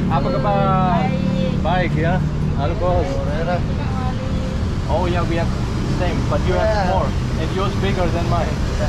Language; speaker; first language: English; non-native, fluent; German